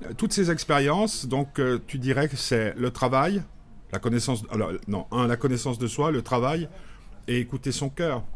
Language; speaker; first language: French; native; French